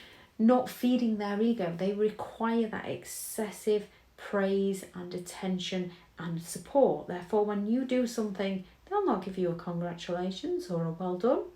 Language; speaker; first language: English; native; English